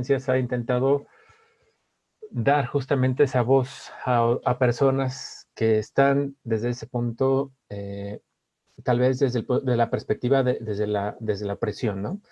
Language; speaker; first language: Spanish; native; Spanish